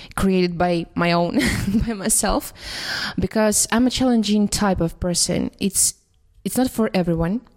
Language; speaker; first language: English; non-native, fluent; Russian